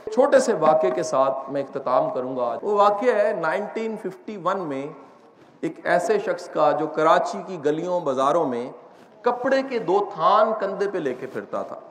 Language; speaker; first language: Urdu; non-native, local second language; Punjabi